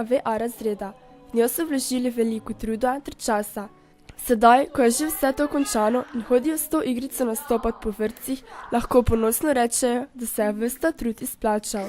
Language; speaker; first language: Slovenian; native; Slovenian